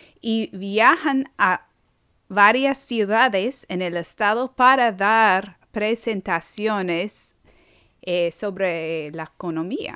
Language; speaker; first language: Spanish; non-native, fluent; English